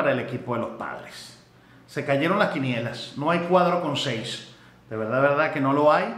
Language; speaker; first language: Spanish; native; Spanish